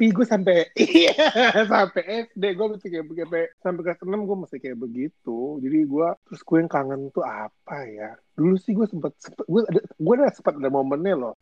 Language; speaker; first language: Indonesian; native; Indonesian